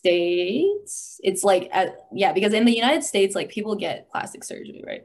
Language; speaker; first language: English; native; English